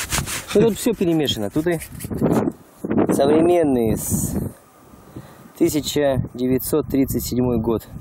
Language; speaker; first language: Russian; native; Russian